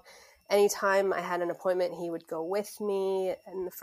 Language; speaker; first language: English; native; English